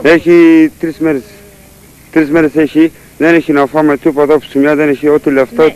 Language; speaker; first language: Greek; non-native, local second language; Turkish